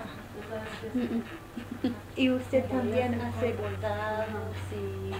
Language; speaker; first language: Spanish; non-native, fluent; English